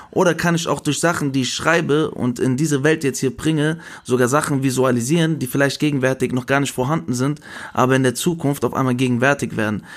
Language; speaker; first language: German; early bilingual, other home language; Spanish